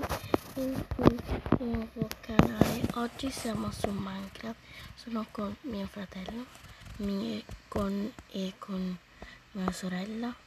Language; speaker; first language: Italian; early bilingual, other home language; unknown